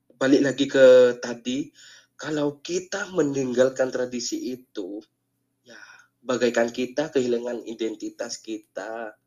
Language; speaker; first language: Indonesian; non-native, local second language; Madurese